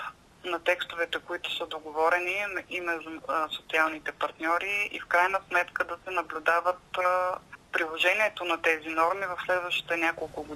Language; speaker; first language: Bulgarian; native; Bulgarian